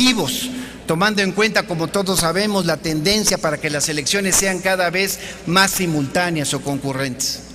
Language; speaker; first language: Spanish; native; Spanish